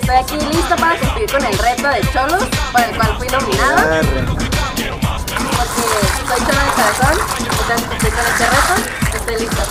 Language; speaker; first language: Spanish; native; Spanish